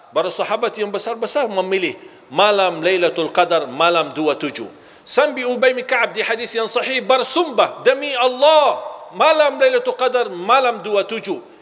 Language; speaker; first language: Malay; non-native, fluent; Arabic